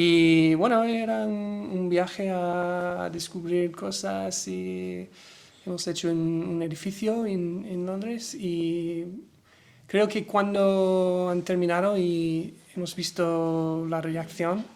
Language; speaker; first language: Spanish; non-native, learner; English